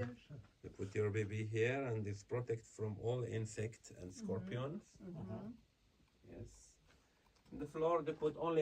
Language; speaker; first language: English; non-native, learner; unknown